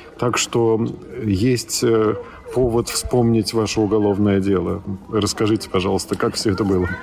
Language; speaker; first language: Russian; native; Russian